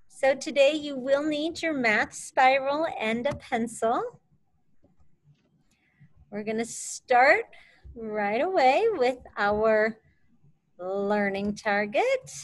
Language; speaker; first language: English; native; English